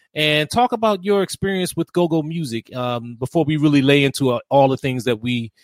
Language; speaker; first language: English; native; English